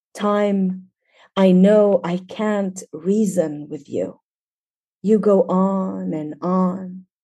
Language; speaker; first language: English; non-native, fluent; Arabic